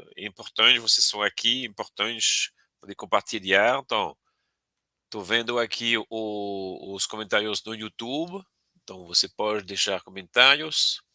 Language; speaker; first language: Portuguese; non-native, fluent; French